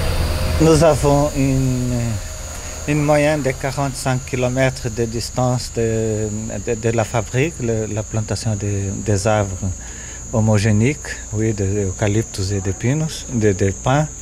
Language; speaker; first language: French; non-native, fluent; Portuguese